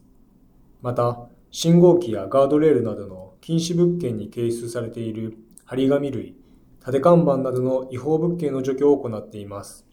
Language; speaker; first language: Japanese; native; Japanese